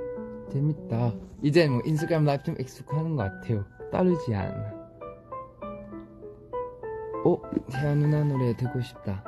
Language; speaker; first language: Korean; non-native, learner; Thai